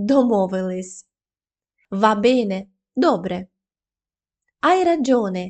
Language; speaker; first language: Italian; non-native, fluent; Ukrainian